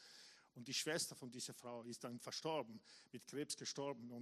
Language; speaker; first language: German; non-native, fluent; English